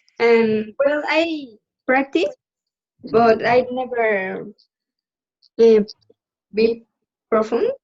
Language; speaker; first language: English; non-native, learner; Spanish